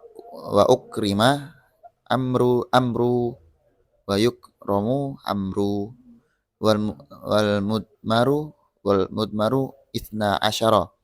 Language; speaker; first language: Arabic; non-native, learner; Indonesian